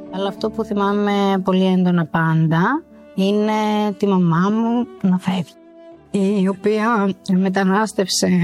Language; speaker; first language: Greek; early bilingual, other home language; Albanian